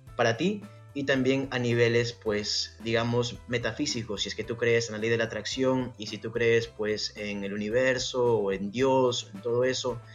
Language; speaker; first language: Spanish; native; Spanish